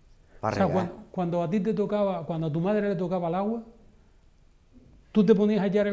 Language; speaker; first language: Spanish; native; Spanish